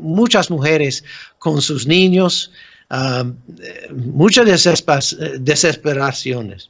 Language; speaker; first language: Spanish; non-native, fluent; English